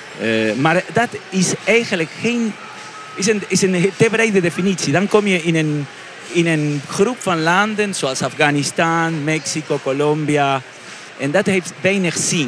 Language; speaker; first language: Dutch; non-native, fluent; Spanish